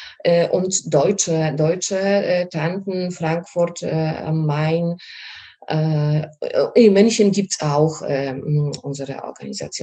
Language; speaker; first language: German; non-native, fluent; Polish